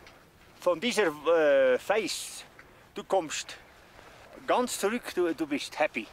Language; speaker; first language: German; non-native, learner; French